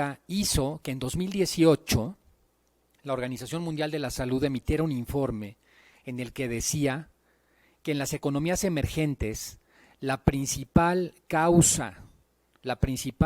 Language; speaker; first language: Spanish; native; Spanish